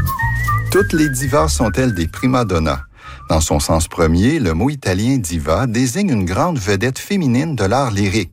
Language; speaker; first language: French; native; French